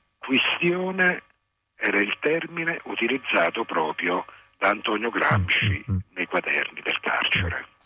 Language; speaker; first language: Italian; native; Italian